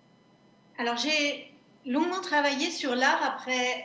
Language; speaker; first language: French; native; French